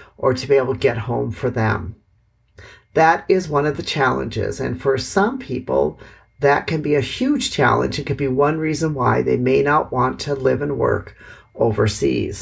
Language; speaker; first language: English; native; English